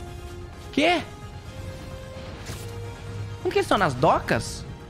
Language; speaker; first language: Portuguese; native; Portuguese